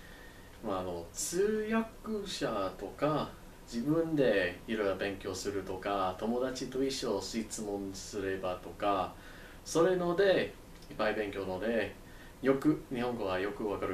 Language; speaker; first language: Japanese; non-native, learner; English